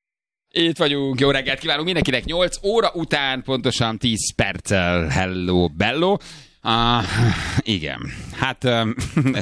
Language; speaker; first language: Hungarian; native; Hungarian